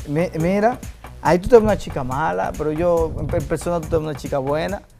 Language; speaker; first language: Spanish; native; Spanish